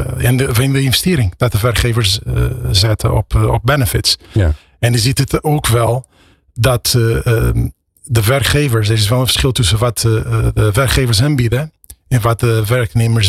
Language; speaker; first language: Dutch; non-native, fluent; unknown